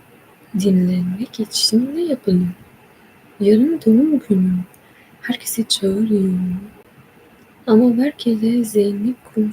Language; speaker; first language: Turkish; non-native, learner; English